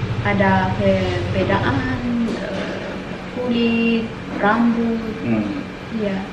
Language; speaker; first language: Indonesian; non-native, learner; Amharic